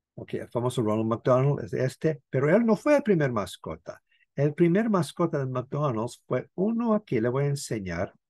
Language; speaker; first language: Spanish; non-native, fluent; English